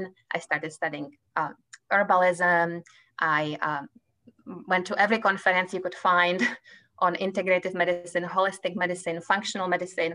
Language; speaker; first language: English; non-native, fluent; Czech